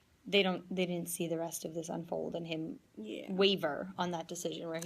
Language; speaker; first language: English; native; English